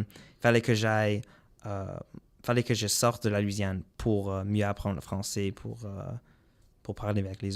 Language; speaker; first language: French; non-native, local second language; English